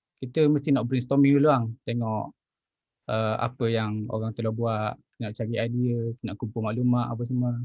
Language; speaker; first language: Malay; native; Malay